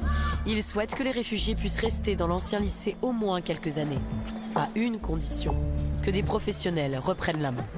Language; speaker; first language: French; native; French